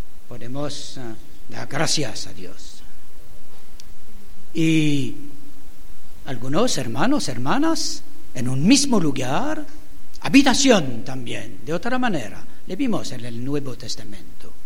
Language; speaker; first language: Spanish; non-native, learner; French